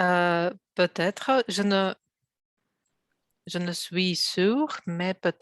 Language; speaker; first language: French; non-native, learner; Russian